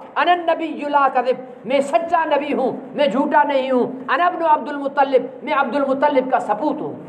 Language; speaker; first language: Urdu; non-native, local second language; Sindhi